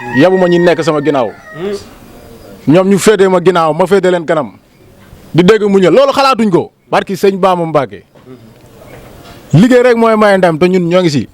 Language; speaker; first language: Wolof; native; Wolof